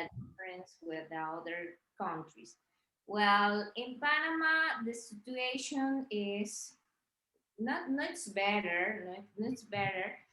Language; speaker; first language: English; non-native, learner; Spanish